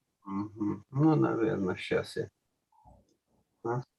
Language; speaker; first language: Russian; native; Russian